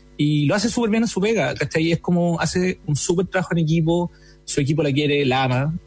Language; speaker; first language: Spanish; native; Spanish